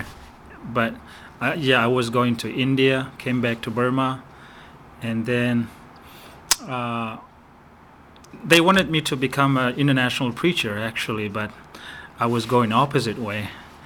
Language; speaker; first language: English; non-native, fluent; Burmese